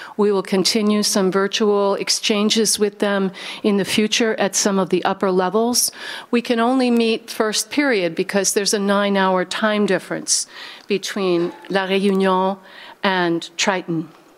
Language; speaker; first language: English; native; English